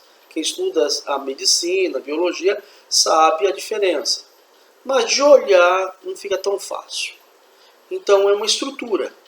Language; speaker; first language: Portuguese; native; Portuguese